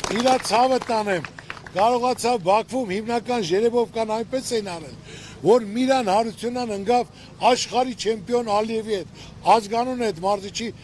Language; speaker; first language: Armenian; native; Armenian